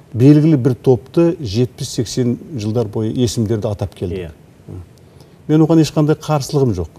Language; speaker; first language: Kazakh; native; Kazakh